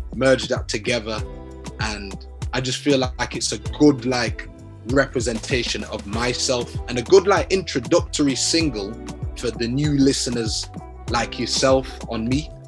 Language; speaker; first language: English; native; English